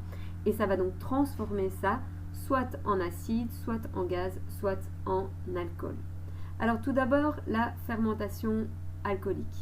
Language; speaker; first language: French; native; French